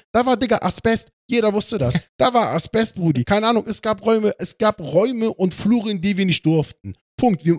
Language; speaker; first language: German; native; German